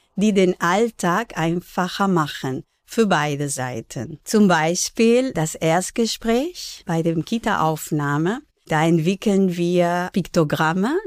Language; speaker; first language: German; non-native, fluent; Spanish